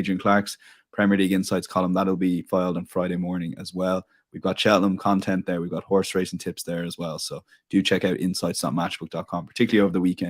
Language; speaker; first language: English; native; English